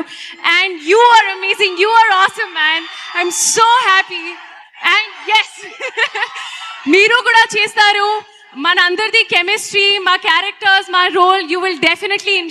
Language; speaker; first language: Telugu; non-native, learner; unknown